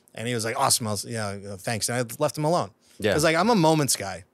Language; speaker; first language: English; native; English